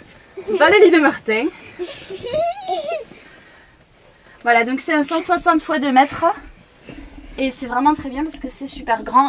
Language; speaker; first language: French; native; French